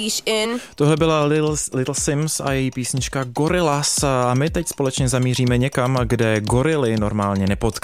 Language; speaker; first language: Czech; native; Czech